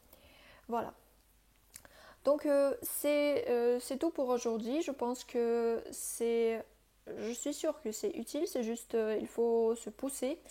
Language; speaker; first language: French; non-native, fluent; Russian